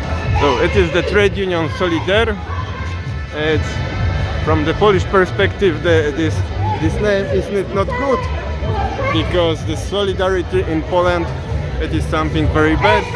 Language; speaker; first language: English; non-native, fluent; Polish